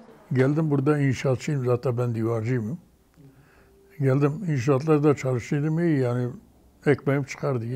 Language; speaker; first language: Turkish; non-native, local second language; Kurdish